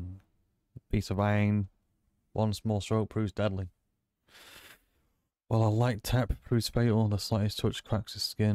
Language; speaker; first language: English; native; English